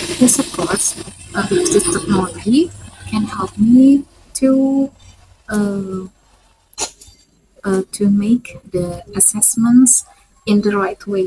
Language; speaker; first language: English; non-native, fluent; Indonesian